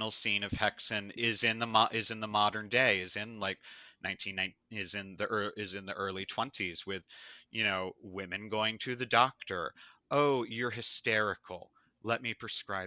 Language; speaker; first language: English; native; English